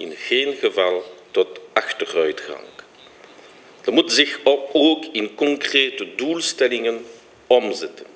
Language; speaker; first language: Dutch; non-native, local second language; French